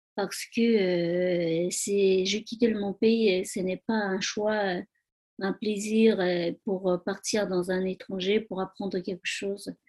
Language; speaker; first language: French; non-native, fluent; Chinese